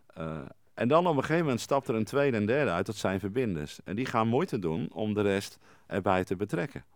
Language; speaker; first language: Dutch; native; Dutch